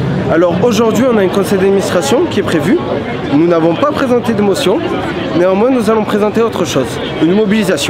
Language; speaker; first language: French; native; French